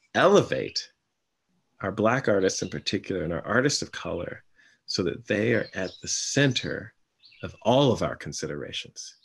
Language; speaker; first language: English; native; English